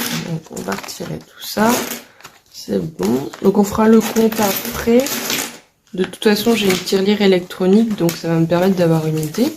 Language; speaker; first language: French; native; French